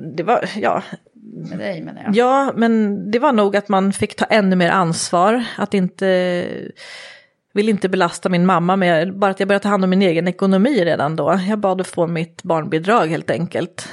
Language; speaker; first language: Swedish; native; Swedish